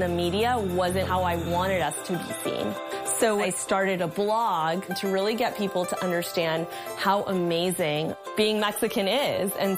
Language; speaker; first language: English; non-native, local second language; Spanish